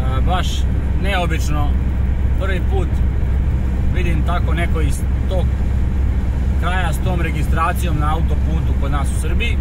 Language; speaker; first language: Bosnian; native; Bosnian